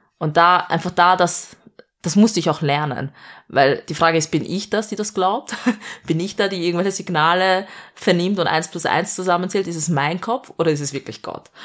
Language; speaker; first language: German; early bilingual, other home language; Malayalam